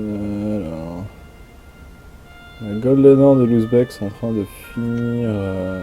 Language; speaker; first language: French; native; French